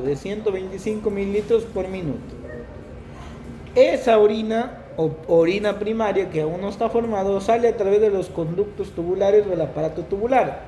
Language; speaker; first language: Spanish; native; Spanish